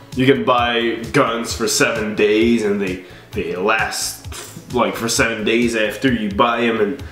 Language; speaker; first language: English; native; English